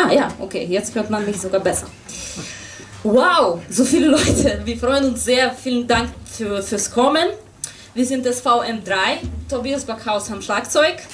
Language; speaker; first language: German; non-native, fluent; Russian